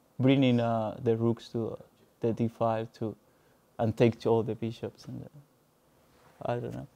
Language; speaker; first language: English; non-native, fluent; Spanish